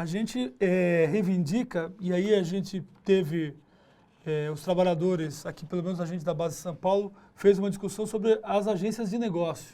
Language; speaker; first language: Portuguese; native; Portuguese